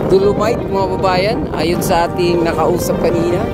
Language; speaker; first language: Filipino; native; Filipino